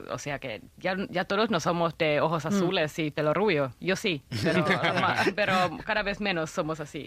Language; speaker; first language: Spanish; non-native, fluent; Finnish